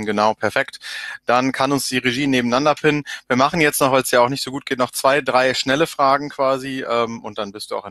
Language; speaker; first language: German; native; German